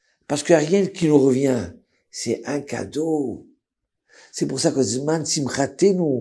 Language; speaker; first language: French; native; French